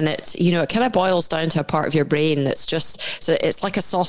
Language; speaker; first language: English; native; English